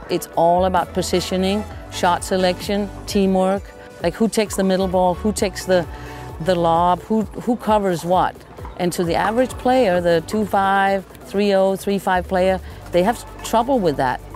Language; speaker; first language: English; non-native, fluent; Danish